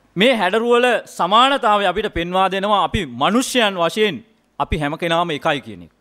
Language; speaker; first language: Sinhala; non-native, local second language; Tamil